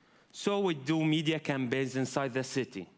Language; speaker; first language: English; non-native, fluent; Arabic